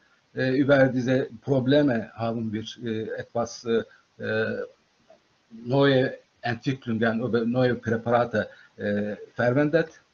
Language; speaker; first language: German; non-native, fluent; Turkish